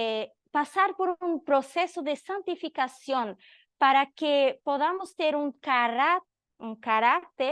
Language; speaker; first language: Spanish; non-native, learner; Portuguese